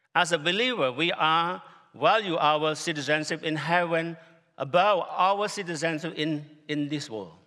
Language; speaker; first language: English; non-native, fluent; Khmer